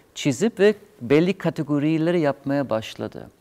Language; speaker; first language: Turkish; non-native, fluent; German